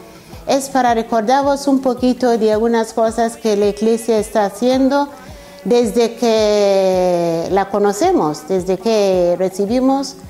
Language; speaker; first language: Spanish; non-native, fluent; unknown